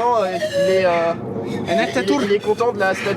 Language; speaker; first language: French; native; French